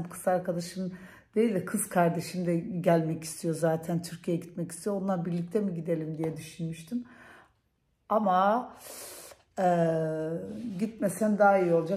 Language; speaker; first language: Turkish; early bilingual, heritage; Turkish